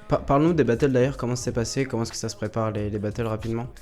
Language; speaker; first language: French; native; French